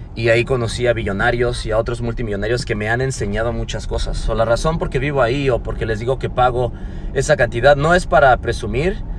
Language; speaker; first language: Spanish; early bilingual, heritage; Spanish